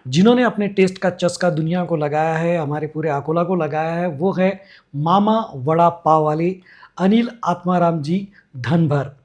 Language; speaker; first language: Hindi; non-native, local second language; Marathi